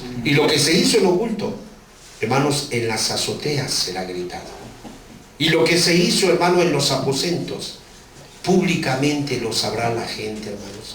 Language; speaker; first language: Spanish; native; Spanish